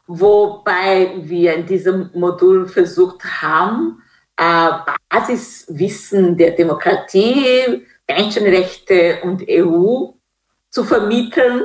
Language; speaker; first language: German; non-native, fluent; Kinyarwanda